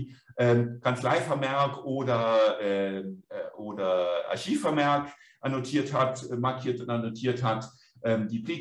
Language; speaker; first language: German; native; German